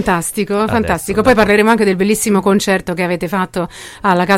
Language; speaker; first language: Italian; native; Italian